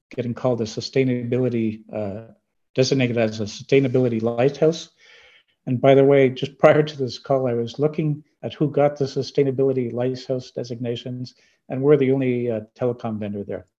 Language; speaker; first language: English; native; English